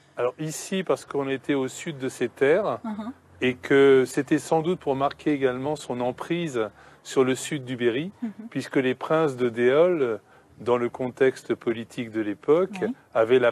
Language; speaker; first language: French; native; French